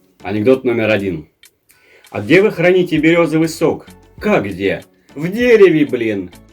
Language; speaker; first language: Russian; native; Russian